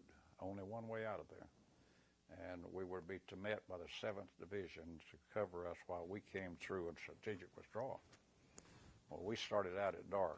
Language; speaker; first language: English; native; English